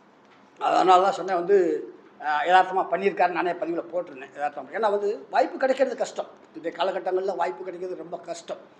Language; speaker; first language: Tamil; native; Tamil